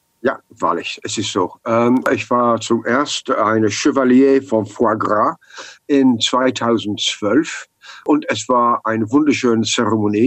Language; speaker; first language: German; non-native, learner; English